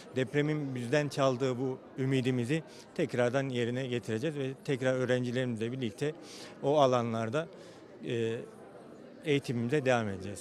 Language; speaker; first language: Turkish; native; Turkish